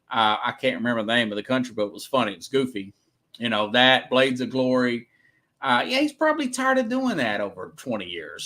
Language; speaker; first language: English; native; English